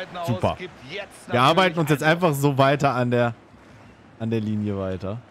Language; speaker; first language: German; native; German